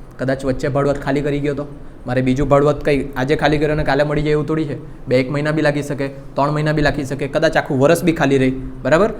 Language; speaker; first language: Gujarati; non-native, local second language; Hindi